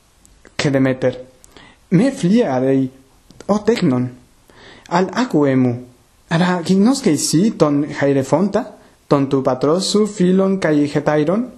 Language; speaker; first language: Greek; non-native, fluent; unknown